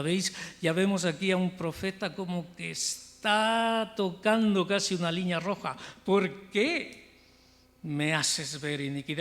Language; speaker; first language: Spanish; native; Spanish